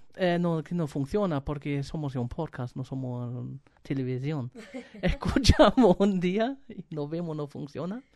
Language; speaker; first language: Spanish; non-native, fluent; German